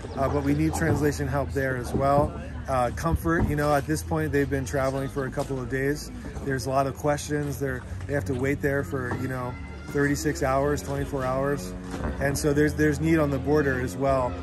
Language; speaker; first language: English; native; English